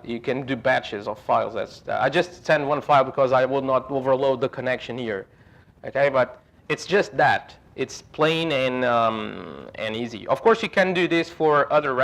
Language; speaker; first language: English; non-native, fluent; Portuguese